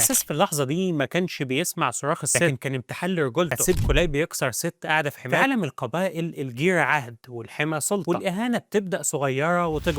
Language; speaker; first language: Arabic; native; Arabic